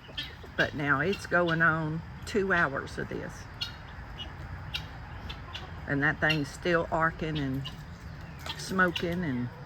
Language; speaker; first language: English; native; English